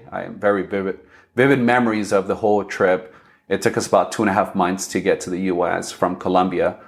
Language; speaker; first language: English; early bilingual, other home language; Spanish